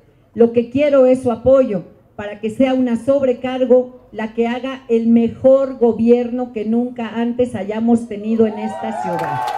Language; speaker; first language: Spanish; native; Spanish